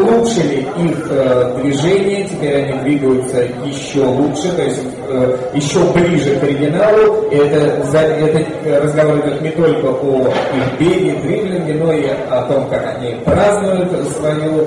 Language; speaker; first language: Russian; native; Russian